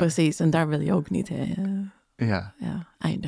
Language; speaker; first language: Dutch; non-native, fluent; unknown